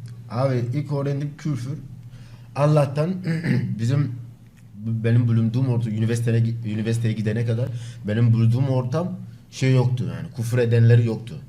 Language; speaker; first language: Turkish; non-native, fluent; Akan